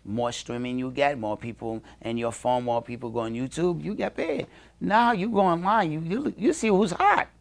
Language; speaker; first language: English; early bilingual, other home language; Haitian Creole